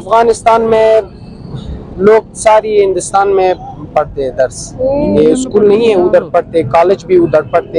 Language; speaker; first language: Hindi; non-native, local second language; Pashto